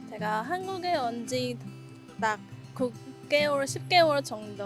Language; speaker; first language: Korean; non-native, learner; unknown